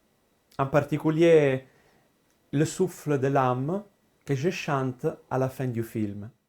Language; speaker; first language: French; non-native, fluent; Italian